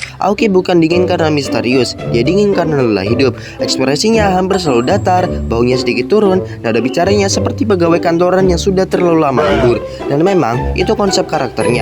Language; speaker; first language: Indonesian; native; Indonesian